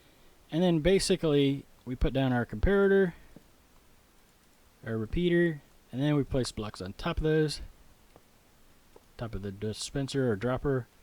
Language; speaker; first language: English; native; English